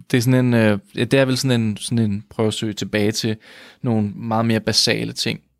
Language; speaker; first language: Danish; native; Danish